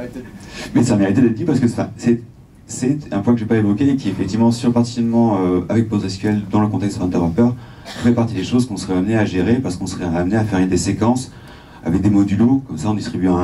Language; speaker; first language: French; native; French